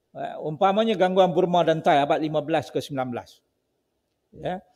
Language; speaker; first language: Malay; native; Malay